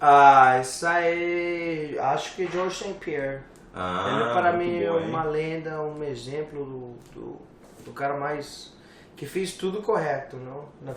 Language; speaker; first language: Portuguese; non-native, learner; English